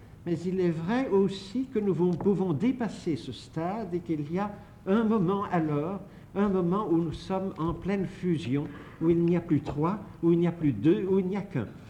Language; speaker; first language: French; native; French